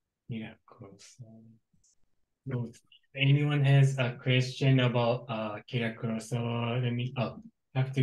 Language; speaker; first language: English; non-native, local second language; Japanese